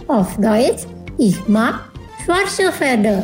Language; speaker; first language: German; non-native, fluent; Indonesian